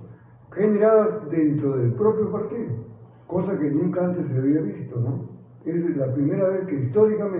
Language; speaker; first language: Spanish; native; Spanish